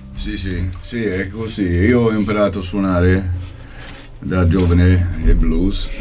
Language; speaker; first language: Italian; non-native, fluent; English